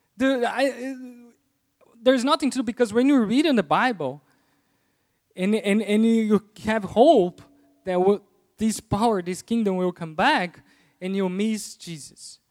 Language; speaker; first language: English; non-native, fluent; Portuguese